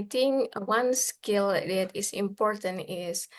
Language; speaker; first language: English; non-native, learner; Indonesian